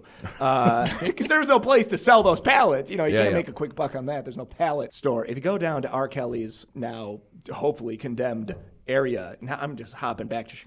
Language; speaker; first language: English; native; English